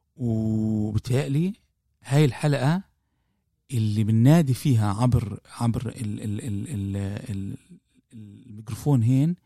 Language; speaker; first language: Arabic; native; Arabic